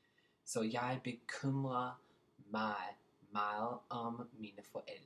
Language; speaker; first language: Danish; non-native, learner; English